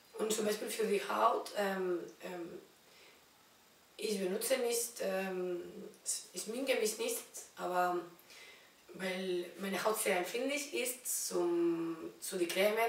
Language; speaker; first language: German; non-native, learner; Spanish